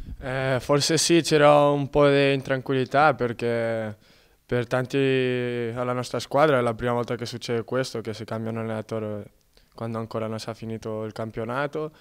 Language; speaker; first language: Italian; non-native, fluent; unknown